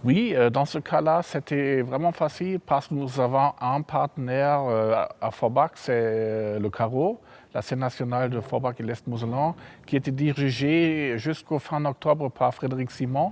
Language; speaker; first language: French; non-native, fluent; German